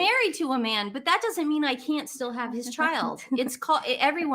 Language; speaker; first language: English; native; English